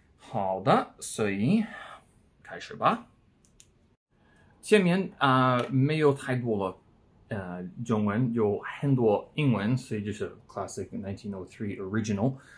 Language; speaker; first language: Chinese; non-native, learner; English